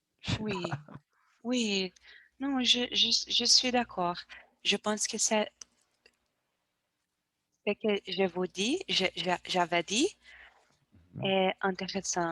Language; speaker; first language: French; non-native, learner; Portuguese